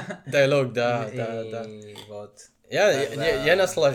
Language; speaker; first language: Russian; non-native, learner; Malayalam